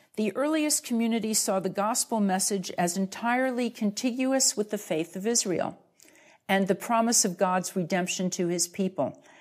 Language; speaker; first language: English; native; English